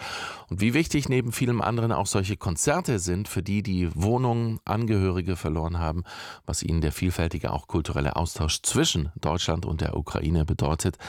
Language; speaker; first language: German; native; German